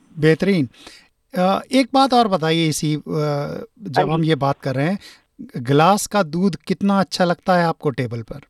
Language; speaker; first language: Hindi; native; Hindi